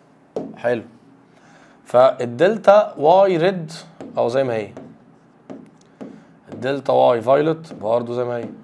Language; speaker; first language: Arabic; native; Arabic